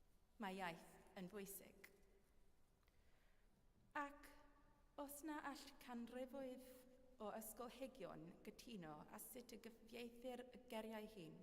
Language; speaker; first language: Welsh; non-native, fluent; English